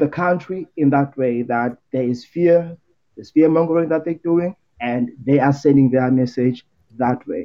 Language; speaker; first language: English; non-native, local second language; Xhosa